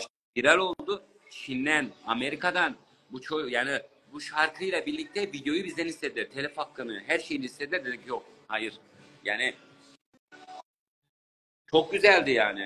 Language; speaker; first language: Turkish; native; Turkish